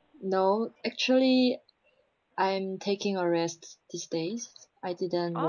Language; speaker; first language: English; non-native, learner; Chinese